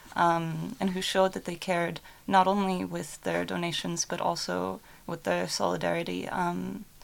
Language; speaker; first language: English; early bilingual, other home language; Ukrainian